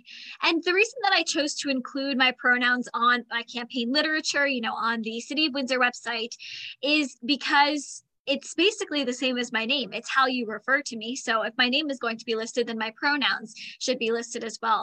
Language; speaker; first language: English; native; English